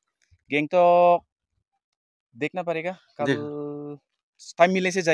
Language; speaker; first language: Hindi; non-native, local second language; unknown